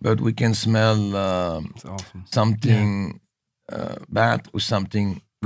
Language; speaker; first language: English; non-native, fluent; French